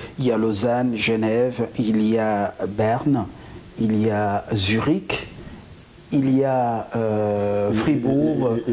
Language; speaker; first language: French; non-native, local second language; Lingala